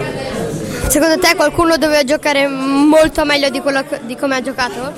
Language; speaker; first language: Italian; native; Italian